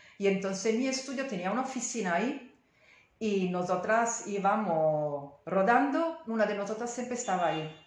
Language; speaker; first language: Spanish; non-native, fluent; Italian